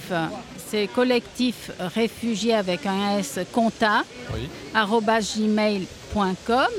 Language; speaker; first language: French; native; French